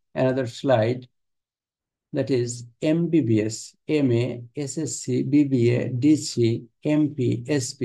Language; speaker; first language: English; non-native, local second language; Bangla